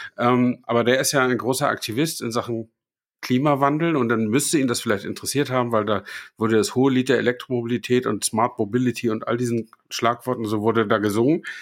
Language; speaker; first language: German; native; German